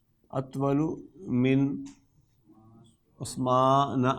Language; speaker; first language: Arabic; non-native, fluent; Urdu